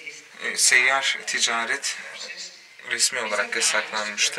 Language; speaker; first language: Turkish; native; Turkish